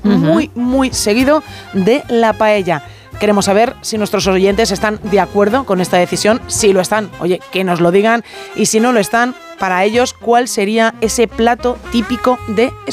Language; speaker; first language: Spanish; native; Spanish